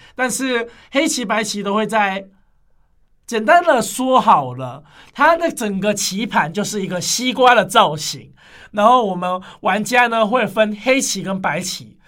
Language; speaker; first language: Chinese; native; Chinese